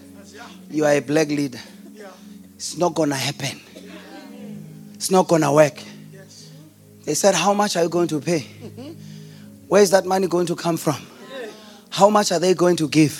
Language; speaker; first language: English; non-native, local second language; Zulu